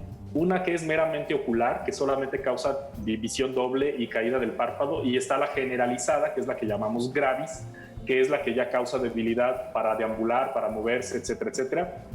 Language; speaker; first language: Spanish; native; Spanish